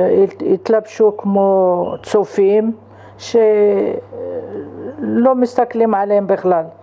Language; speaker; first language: Hebrew; non-native, fluent; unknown